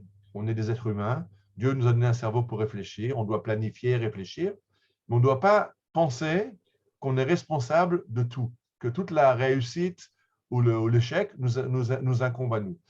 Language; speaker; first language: French; native; French